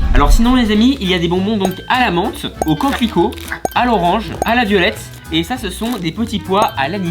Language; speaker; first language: French; native; French